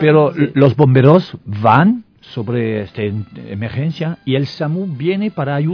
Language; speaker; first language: Spanish; non-native, learner; French